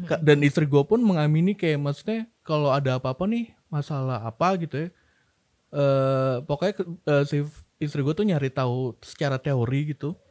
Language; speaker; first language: Indonesian; native; Indonesian